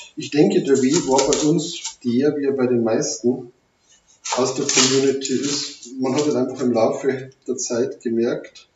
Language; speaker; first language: German; native; German